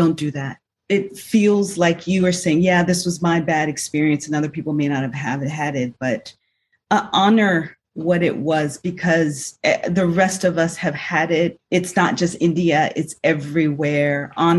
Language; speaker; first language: English; native; English